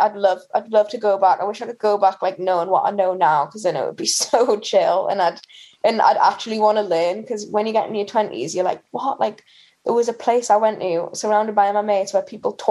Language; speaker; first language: English; native; English